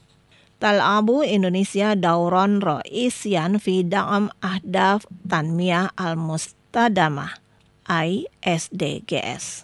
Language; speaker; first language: Arabic; non-native, fluent; Indonesian